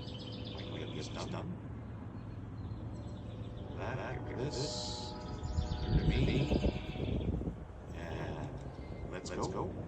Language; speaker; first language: English; native; English